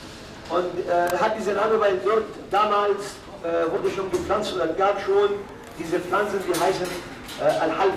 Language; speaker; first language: German; non-native, fluent; Arabic